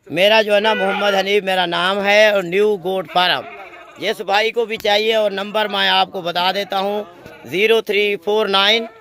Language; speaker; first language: Urdu; non-native, local second language; Punjabi